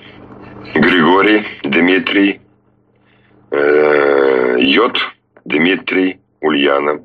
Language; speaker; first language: Russian; native; Russian